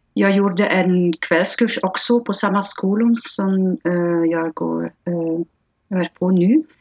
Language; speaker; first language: Swedish; non-native, fluent; Dutch